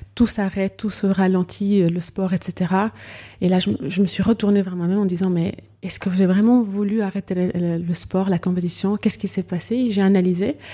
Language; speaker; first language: French; non-native, local second language; Arabic